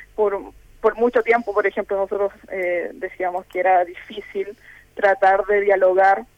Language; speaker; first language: Spanish; native; Spanish